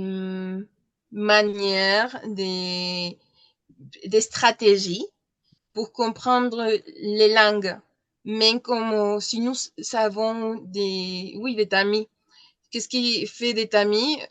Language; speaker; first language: French; non-native, learner; Spanish